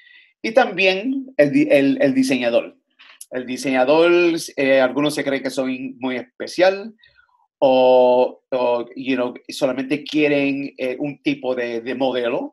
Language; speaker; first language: Spanish; early bilingual, other home language; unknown